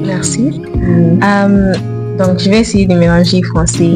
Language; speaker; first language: French; non-native, learner; English